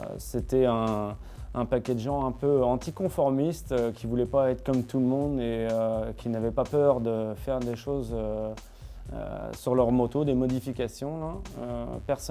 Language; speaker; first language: French; native; French